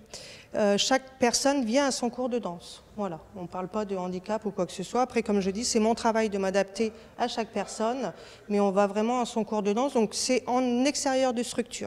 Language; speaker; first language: French; native; French